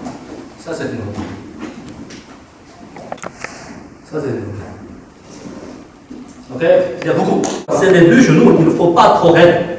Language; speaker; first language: French; non-native, fluent; Chinese